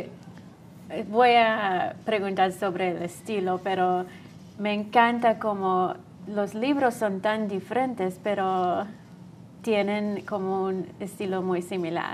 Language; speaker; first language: Spanish; non-native, learner; English